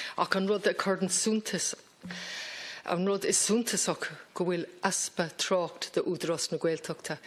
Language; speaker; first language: Irish; non-native, local second language; English